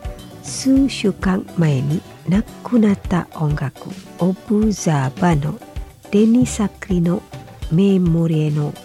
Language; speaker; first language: Japanese; non-native, fluent; Indonesian